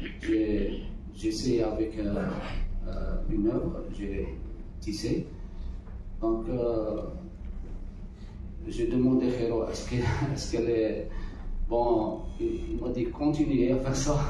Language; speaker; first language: French; non-native, local second language; Arabic